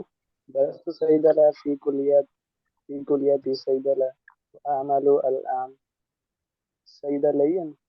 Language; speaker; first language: Arabic; non-native, learner; Urdu